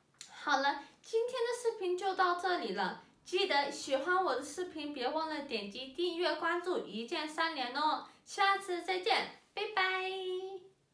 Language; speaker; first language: Chinese; early bilingual, heritage; Chinese